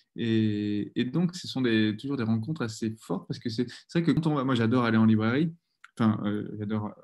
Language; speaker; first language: French; native; French